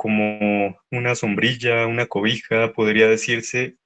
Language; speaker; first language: Spanish; native; Spanish